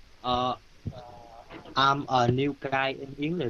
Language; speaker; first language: English; non-native, learner; Vietnamese